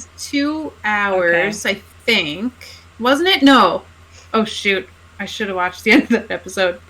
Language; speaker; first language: English; native; English